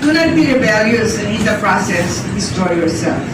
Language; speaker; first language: English; non-native, local second language; Filipino